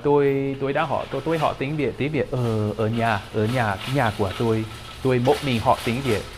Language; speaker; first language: Vietnamese; non-native, learner; English